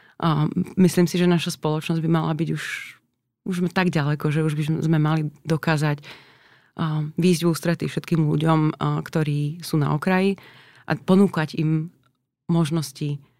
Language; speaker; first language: Slovak; native; Slovak